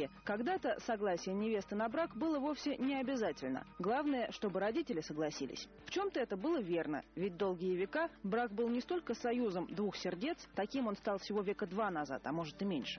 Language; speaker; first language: Russian; native; Russian